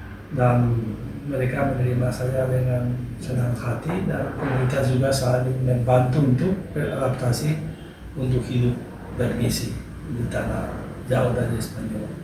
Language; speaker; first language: Indonesian; non-native, learner; Spanish